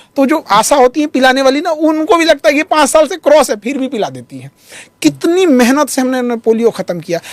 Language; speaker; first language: Hindi; native; Hindi